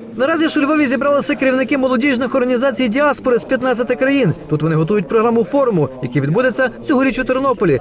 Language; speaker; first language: Ukrainian; native; Ukrainian